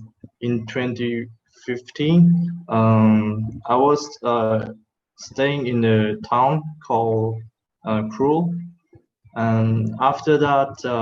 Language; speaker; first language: English; non-native, fluent; Thai